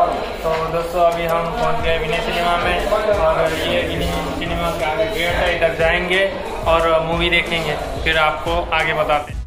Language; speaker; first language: Hindi; non-native, local second language; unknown